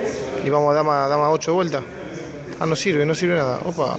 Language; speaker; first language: Spanish; native; Spanish